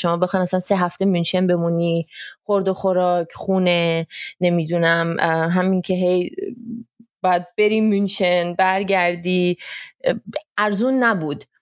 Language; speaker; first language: Persian; early bilingual, heritage; Persian